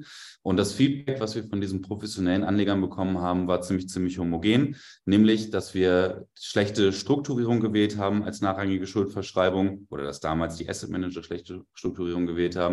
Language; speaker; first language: German; native; German